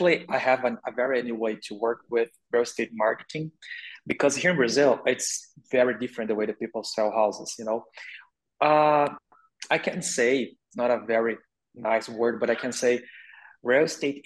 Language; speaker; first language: English; non-native, learner; Portuguese